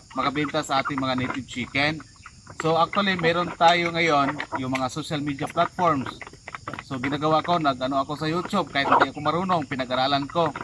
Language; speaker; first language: Filipino; non-native, local second language; Cebuano